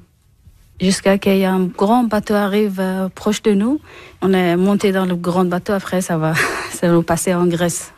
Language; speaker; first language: French; non-native, learner; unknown